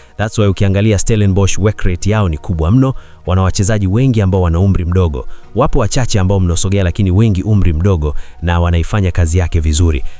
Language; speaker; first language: Swahili; native; Swahili